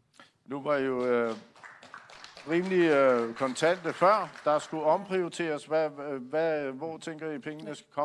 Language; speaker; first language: Danish; native; Danish